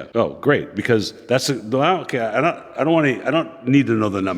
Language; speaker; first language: English; native; English